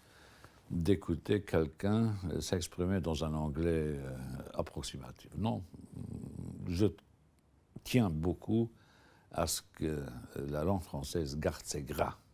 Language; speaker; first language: French; non-native, local second language; Luxembourgish